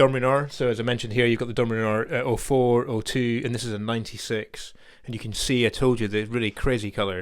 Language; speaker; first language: English; native; English